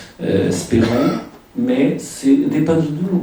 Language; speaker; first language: French; non-native, fluent; Portuguese